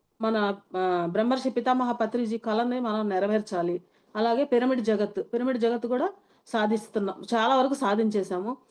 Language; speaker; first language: Telugu; native; Telugu